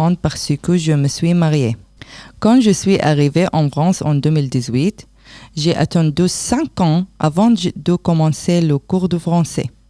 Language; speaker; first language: French; non-native, learner; Arabic